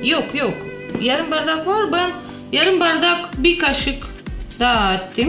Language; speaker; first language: Turkish; non-native, learner; Russian